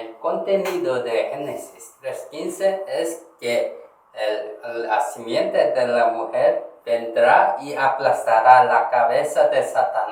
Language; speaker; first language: Spanish; non-native, learner; Korean